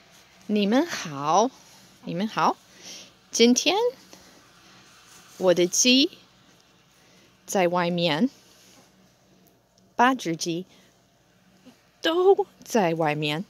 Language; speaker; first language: Chinese; non-native, fluent; English